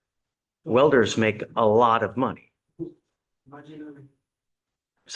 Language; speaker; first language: English; native; English